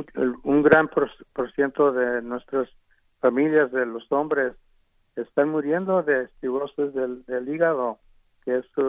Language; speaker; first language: Spanish; early bilingual, heritage; Spanish